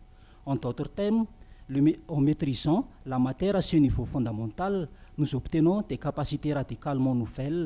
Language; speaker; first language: French; non-native, local second language; Malagasy